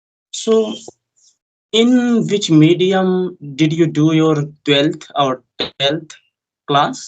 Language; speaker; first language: English; non-native, learner; Hindi